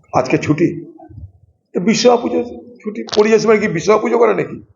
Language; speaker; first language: Bangla; native; Bangla